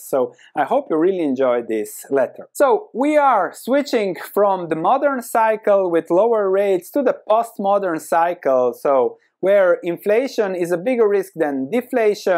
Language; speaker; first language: English; non-native, fluent; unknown